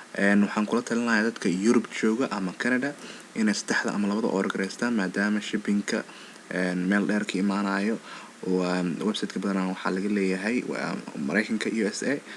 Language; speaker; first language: Somali; early bilingual, heritage; Somali